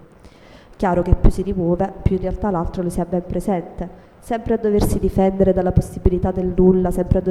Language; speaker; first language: Italian; native; Italian